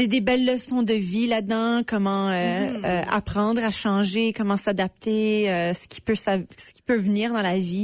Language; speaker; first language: French; native; French